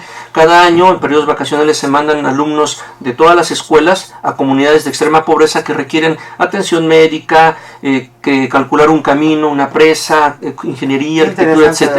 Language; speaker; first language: Spanish; native; Spanish